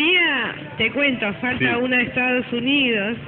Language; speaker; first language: Spanish; native; Spanish